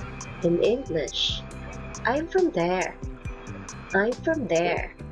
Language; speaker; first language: English; non-native, local second language; Cebuano